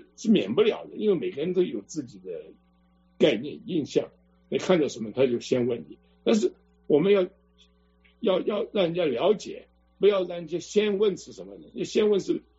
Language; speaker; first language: Chinese; non-native, local second language; Cantonese